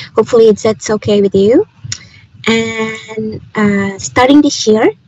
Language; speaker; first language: English; non-native, fluent; Indonesian